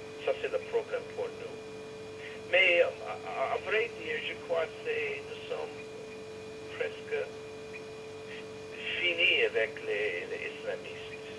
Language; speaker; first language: French; non-native, fluent; English